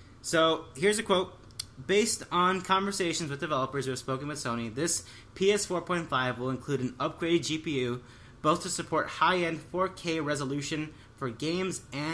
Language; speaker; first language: English; native; English